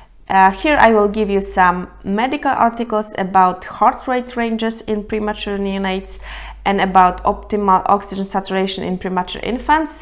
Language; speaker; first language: English; non-native, fluent; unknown